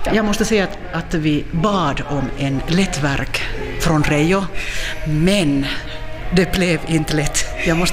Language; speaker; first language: Swedish; non-native, fluent; Finnish